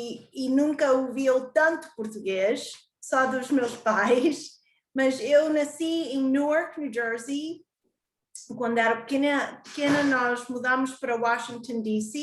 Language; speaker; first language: Portuguese; early bilingual, heritage; Portuguese